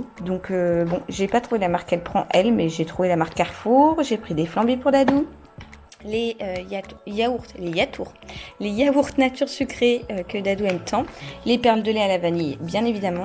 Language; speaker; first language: French; native; French